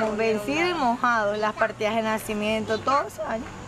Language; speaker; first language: Spanish; native; Spanish